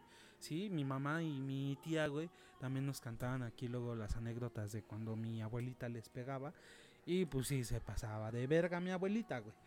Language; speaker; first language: Spanish; native; Spanish